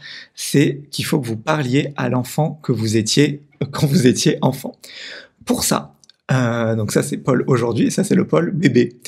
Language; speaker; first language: French; native; French